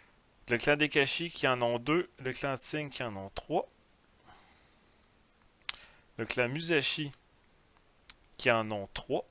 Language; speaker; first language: French; native; French